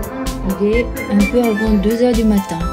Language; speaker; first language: French; non-native, fluent; Japanese